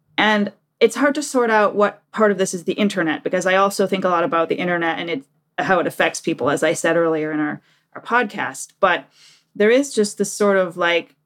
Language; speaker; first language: English; native; English